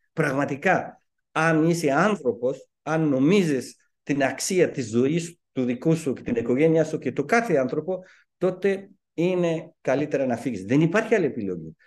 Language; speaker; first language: Greek; non-native, fluent; Persian